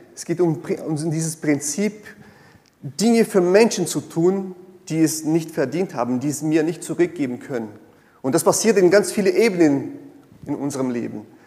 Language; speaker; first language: German; non-native, fluent; Portuguese